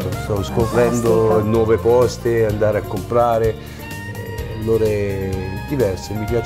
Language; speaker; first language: Italian; early bilingual, heritage; Italian